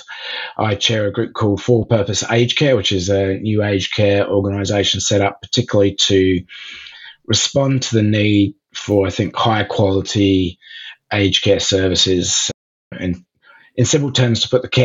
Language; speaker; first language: English; native; English